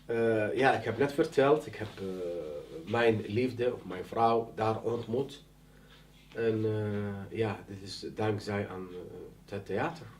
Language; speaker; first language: Dutch; non-native, learner; Arabic